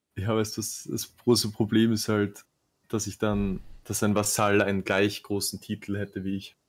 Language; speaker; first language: German; native; German